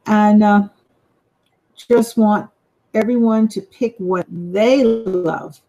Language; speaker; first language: English; native; English